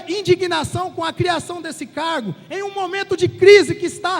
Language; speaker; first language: Portuguese; native; Portuguese